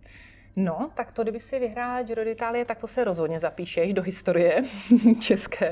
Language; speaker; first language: Czech; native; Czech